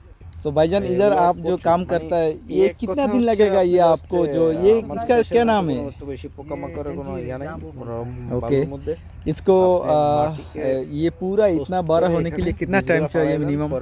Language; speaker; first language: Hindi; non-native, learner; Bangla